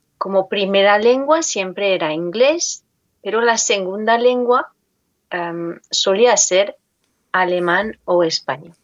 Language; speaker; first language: Spanish; non-native, fluent; French